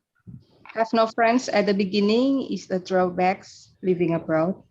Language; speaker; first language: English; non-native, learner; Indonesian